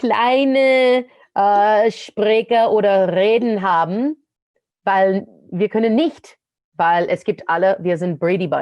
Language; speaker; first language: German; non-native, fluent; English